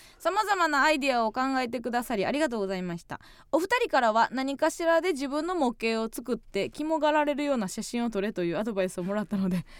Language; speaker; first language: Japanese; native; Japanese